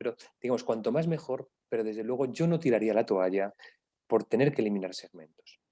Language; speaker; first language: Spanish; native; Spanish